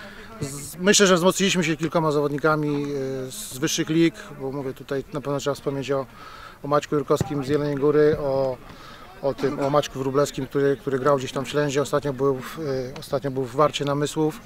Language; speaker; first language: Polish; native; Polish